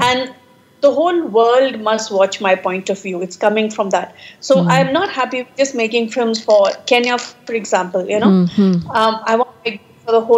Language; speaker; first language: English; non-native, local second language; Punjabi